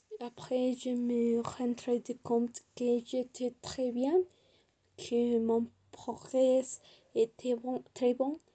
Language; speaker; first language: French; non-native, learner; Spanish